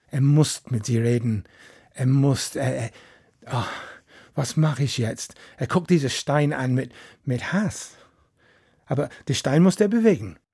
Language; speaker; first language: German; non-native, fluent; English